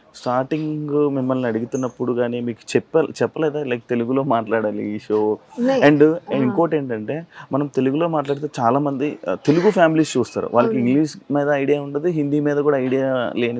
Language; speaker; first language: Telugu; native; Telugu